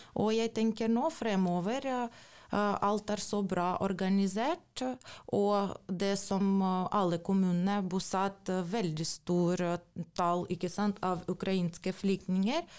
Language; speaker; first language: Norwegian; non-native, fluent; Ukrainian